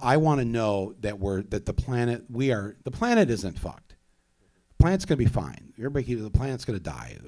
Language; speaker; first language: English; native; English